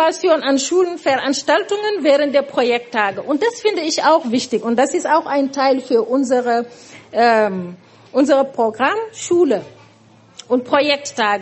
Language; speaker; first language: German; non-native, fluent; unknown